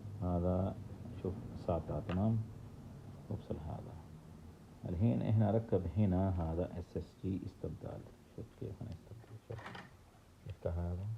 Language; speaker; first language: Arabic; non-native, learner; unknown